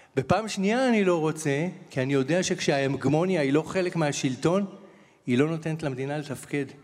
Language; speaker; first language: Hebrew; native; Hebrew